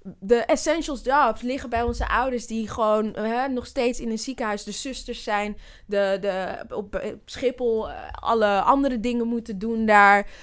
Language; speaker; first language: Dutch; native; Dutch